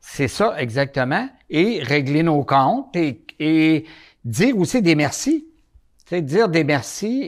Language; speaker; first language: French; native; French